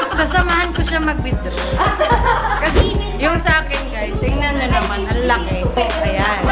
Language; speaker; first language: Filipino; non-native, local second language; Iloko